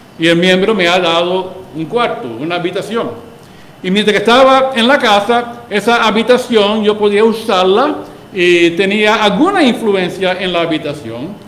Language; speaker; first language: Spanish; early bilingual, heritage; Spanish